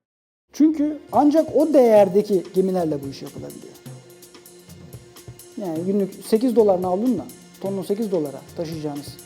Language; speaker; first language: Turkish; native; Turkish